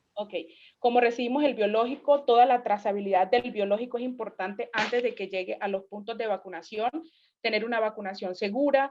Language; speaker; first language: Spanish; native; Spanish